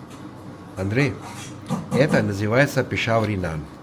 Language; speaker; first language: Russian; non-native, fluent; Urdu